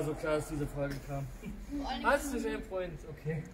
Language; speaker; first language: German; native; German